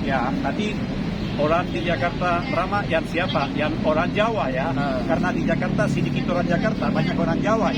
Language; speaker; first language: Indonesian; non-native, fluent; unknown